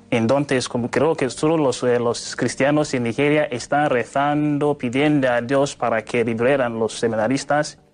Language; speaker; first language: Spanish; non-native, learner; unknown